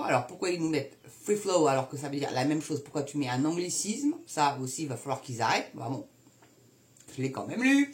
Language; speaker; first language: French; native; French